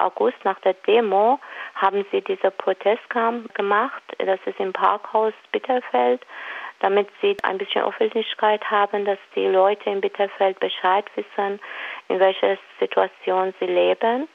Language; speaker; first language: German; non-native, fluent; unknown